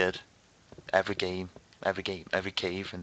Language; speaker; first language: English; native; English